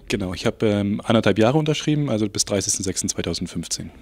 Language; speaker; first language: German; native; German